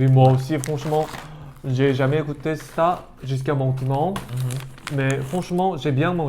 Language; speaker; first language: French; non-native, learner; Korean